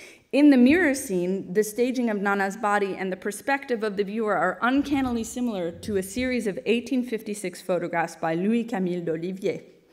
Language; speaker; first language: English; native; English